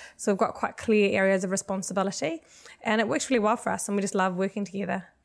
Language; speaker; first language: English; non-native, fluent; Swedish